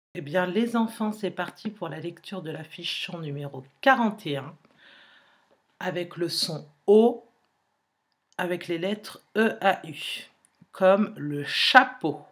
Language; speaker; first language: French; native; French